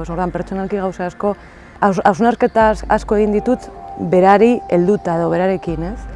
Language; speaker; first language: Basque; native; Basque